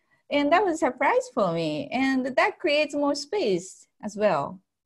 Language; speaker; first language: English; non-native, fluent; Japanese